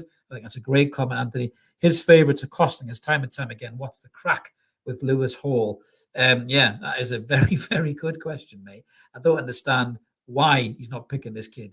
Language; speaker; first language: English; native; English